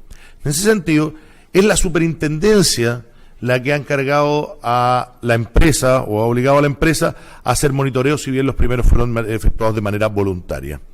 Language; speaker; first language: Spanish; native; Spanish